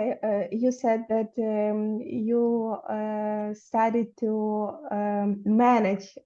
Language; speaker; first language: English; non-native, fluent; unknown